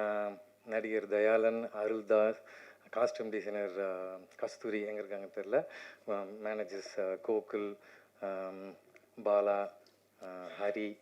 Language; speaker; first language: Tamil; native; Tamil